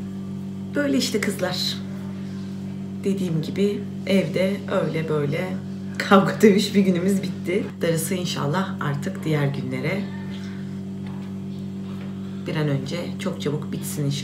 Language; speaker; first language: Turkish; native; Turkish